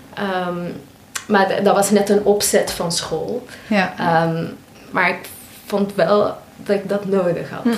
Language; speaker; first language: Dutch; native; Dutch